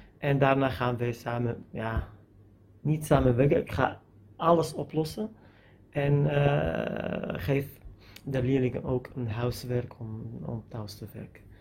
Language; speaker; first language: Dutch; non-native, learner; Arabic